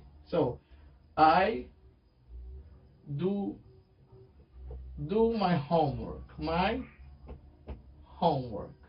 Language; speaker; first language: English; non-native, fluent; Spanish